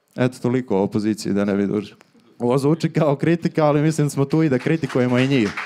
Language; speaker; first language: Serbian; native; Serbian